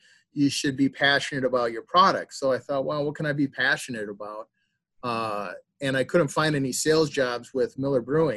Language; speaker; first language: English; native; English